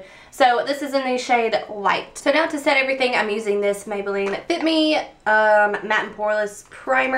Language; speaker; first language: English; native; English